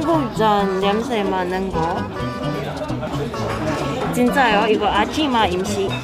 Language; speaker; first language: Korean; non-native, learner; Cantonese